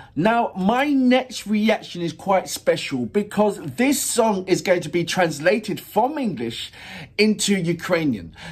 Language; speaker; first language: English; native; English